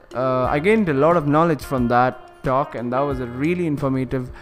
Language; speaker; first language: English; non-native, local second language; Malayalam